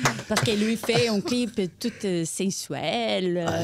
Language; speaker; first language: French; non-native, fluent; Portuguese